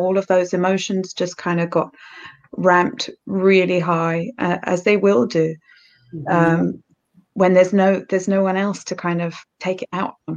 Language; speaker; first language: English; native; English